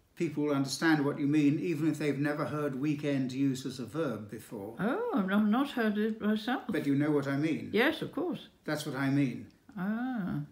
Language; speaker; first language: English; native; English